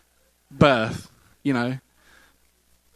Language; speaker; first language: English; native; English